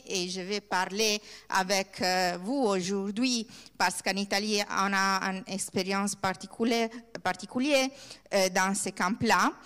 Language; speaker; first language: French; non-native, learner; Italian